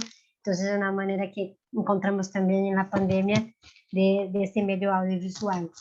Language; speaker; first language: Spanish; non-native, fluent; Portuguese